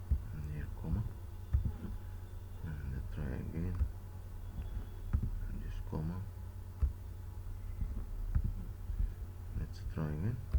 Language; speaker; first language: English; non-native, fluent; Arabic